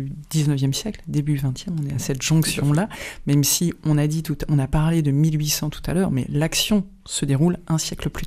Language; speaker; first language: French; native; French